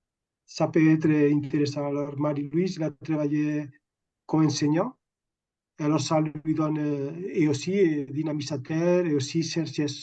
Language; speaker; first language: French; non-native, fluent; Catalan